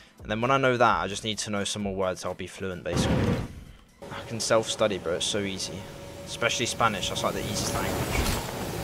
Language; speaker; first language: English; native; English